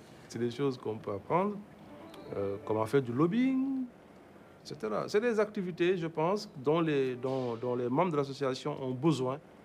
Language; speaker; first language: French; non-native, local second language; Wolof